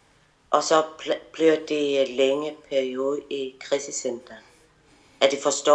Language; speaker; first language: Danish; non-native, local second language; Kalaallisut